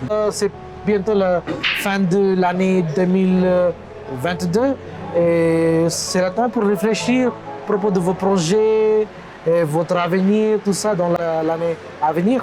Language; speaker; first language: French; non-native, local second language; Malagasy